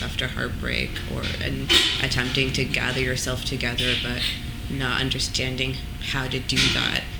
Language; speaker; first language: English; native; English